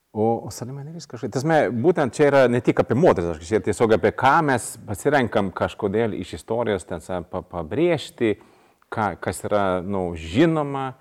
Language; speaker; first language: Lithuanian; non-native, fluent; Swedish